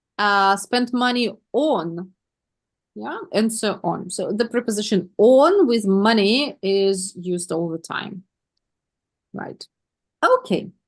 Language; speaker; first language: English; non-native, fluent; Russian